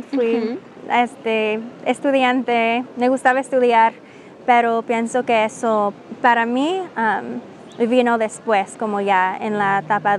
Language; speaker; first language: Spanish; non-native, fluent; English